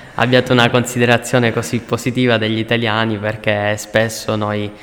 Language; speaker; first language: Italian; non-native, fluent; Chinese